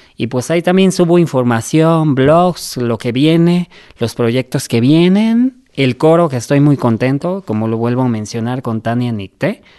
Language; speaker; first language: Spanish; native; Spanish